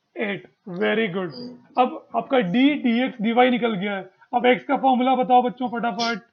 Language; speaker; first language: Hindi; non-native, local second language; Marathi